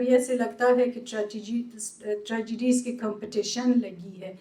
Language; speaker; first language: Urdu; non-native, fluent; Persian